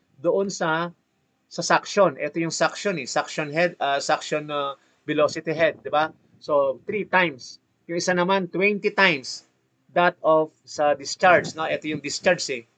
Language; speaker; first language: Filipino; native; Filipino